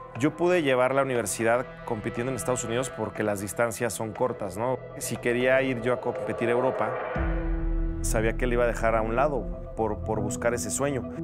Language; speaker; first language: Spanish; native; Spanish